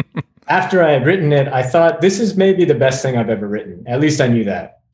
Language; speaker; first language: English; native; English